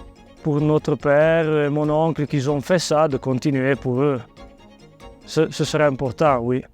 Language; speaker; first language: French; non-native, local second language; Italian